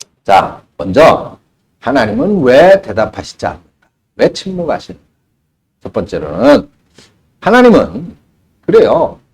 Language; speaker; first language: Korean; native; Korean